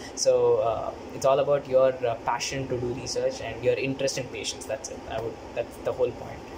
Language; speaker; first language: English; non-native, local second language; Telugu